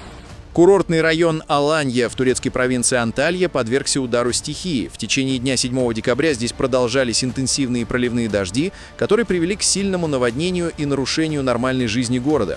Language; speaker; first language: Russian; native; Russian